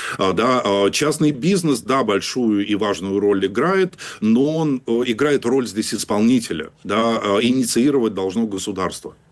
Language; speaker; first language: Russian; native; Russian